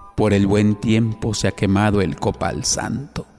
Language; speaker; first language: Spanish; native; Spanish